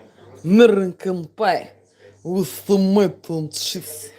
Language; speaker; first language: English; non-native, learner; Russian